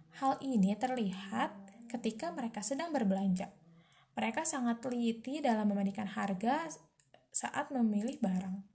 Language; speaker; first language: Indonesian; native; Indonesian